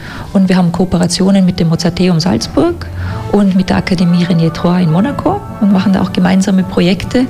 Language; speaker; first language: German; native; German